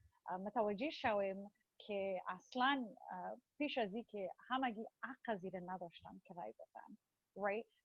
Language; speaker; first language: Persian; early bilingual, heritage; Persian